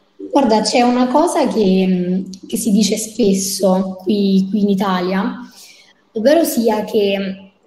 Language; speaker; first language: Italian; native; Italian